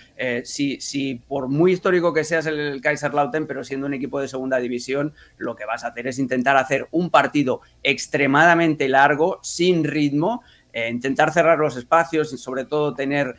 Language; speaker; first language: Spanish; native; Spanish